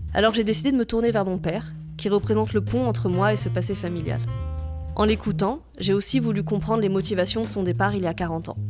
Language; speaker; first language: French; native; French